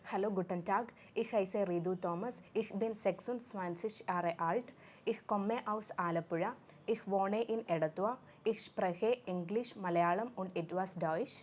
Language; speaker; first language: German; non-native, learner; Malayalam